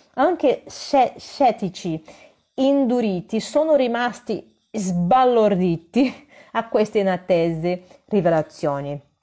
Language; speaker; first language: Italian; non-native, fluent; Portuguese